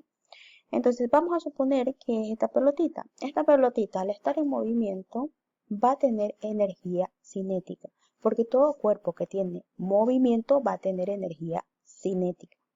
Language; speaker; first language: Spanish; native; Spanish